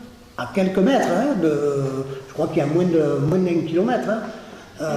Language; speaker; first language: French; native; French